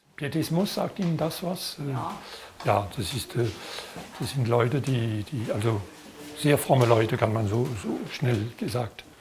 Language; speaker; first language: German; non-native, fluent; French